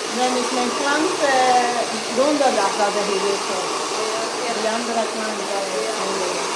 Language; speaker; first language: Dutch; non-native, learner; English